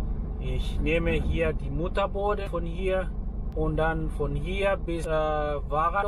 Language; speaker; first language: German; non-native, learner; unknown